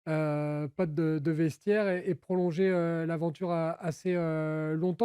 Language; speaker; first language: French; native; French